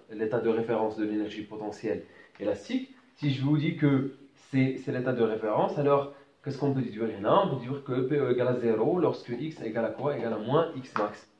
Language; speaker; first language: French; non-native, local second language; Arabic